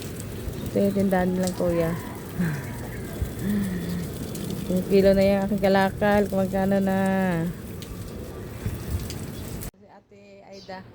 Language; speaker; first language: Filipino; non-native, local second language; Cebuano